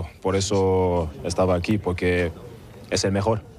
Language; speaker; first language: Spanish; non-native, learner; German